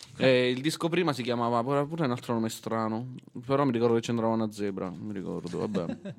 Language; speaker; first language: Italian; native; Italian